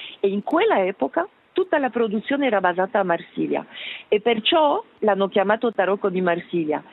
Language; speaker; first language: Italian; non-native, fluent; French